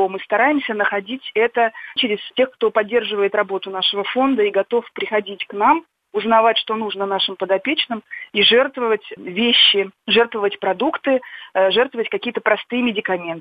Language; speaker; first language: Russian; native; Russian